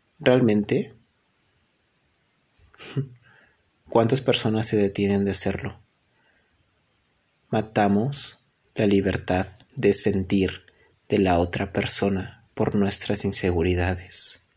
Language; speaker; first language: Spanish; native; Spanish